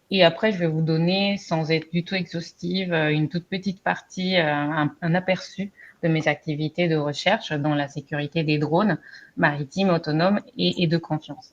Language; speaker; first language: French; non-native, fluent; Spanish